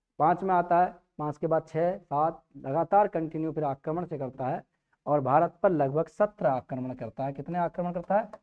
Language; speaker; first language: Hindi; native; Hindi